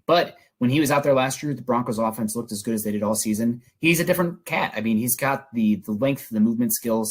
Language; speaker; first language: English; native; English